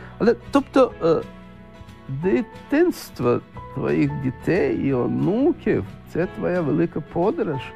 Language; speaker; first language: Ukrainian; non-native, local second language; Russian